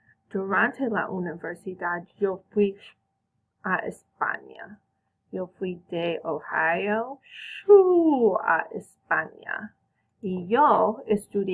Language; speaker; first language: Spanish; non-native, fluent; English